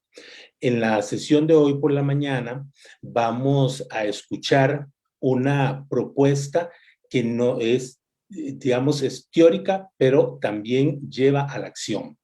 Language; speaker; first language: Spanish; native; Spanish